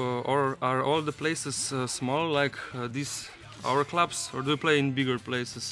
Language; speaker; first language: English; non-native, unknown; Slovenian